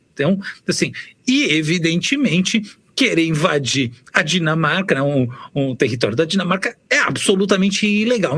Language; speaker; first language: Portuguese; native; Portuguese